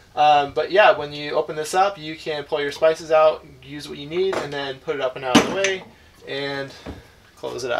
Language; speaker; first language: English; native; English